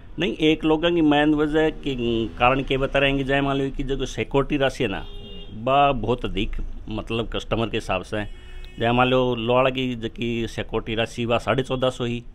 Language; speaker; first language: Hindi; native; Hindi